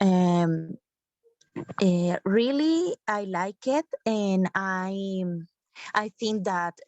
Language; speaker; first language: English; non-native, learner; Spanish